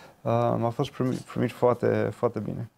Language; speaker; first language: Romanian; non-native, fluent; English